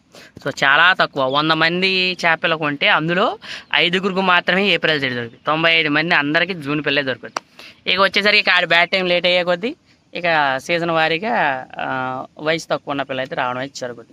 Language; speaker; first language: Telugu; native; Telugu